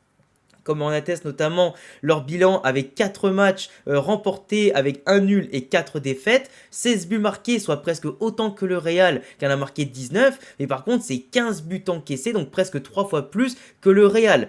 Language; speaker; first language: French; native; French